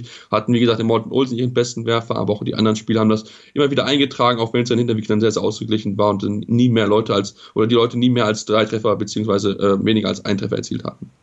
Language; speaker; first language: German; native; German